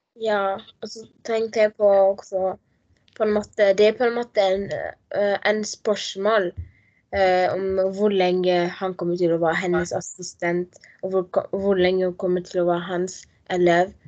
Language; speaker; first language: Norwegian; non-native, learner; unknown